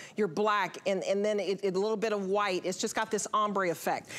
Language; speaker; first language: English; native; English